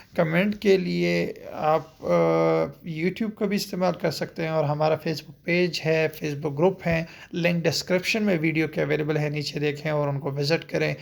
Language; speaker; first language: Urdu; non-native, local second language; Pashto